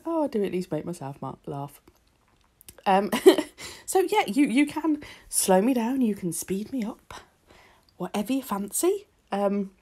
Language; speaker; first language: English; native; English